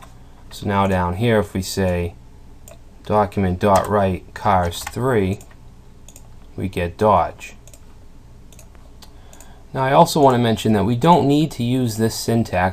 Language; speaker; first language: English; native; English